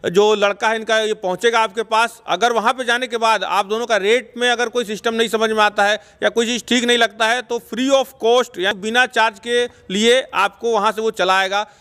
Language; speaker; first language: Hindi; native; Hindi